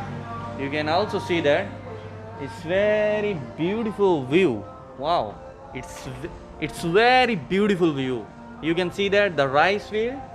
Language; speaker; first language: English; non-native, learner; Urdu